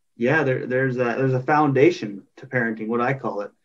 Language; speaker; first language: English; native; English